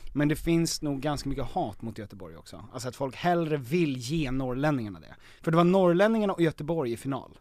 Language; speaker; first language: Swedish; native; Swedish